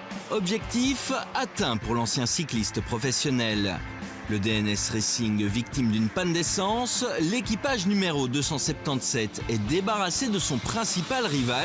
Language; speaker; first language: French; native; French